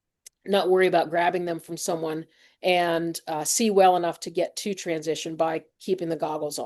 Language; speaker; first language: English; native; English